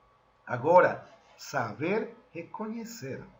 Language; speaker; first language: Portuguese; non-native, fluent; Spanish